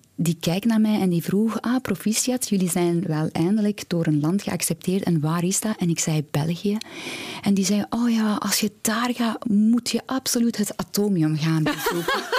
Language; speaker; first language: Dutch; non-native, fluent; Persian